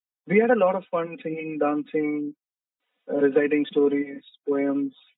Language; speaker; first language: English; non-native, local second language; Tamil